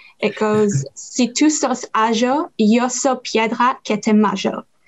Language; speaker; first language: Spanish; non-native, learner; English